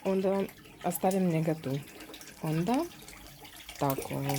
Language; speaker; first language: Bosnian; non-native, learner; Russian